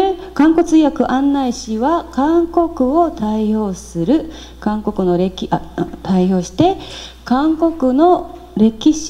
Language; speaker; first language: Japanese; non-native, fluent; Korean